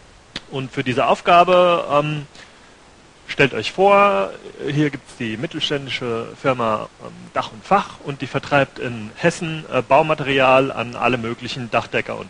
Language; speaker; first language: German; native; German